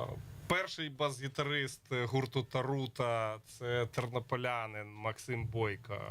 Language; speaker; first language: Ukrainian; native; Ukrainian